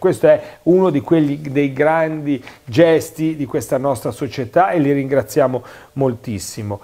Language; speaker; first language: Italian; native; Italian